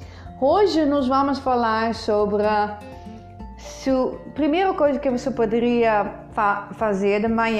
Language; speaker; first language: Portuguese; non-native, fluent; Dutch